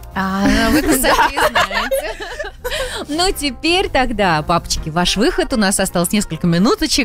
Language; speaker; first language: Russian; native; Russian